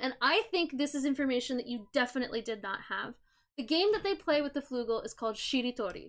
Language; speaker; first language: English; native; English